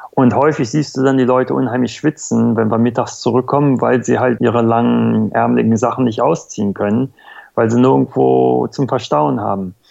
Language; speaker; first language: German; native; German